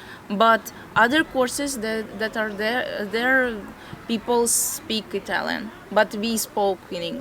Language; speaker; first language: English; non-native, fluent; Latvian